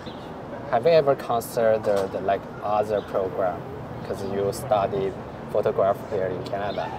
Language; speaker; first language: English; non-native, fluent; Chinese